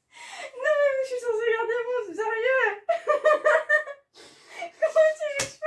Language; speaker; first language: French; native; French